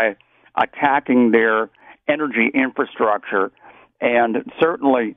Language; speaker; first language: English; native; English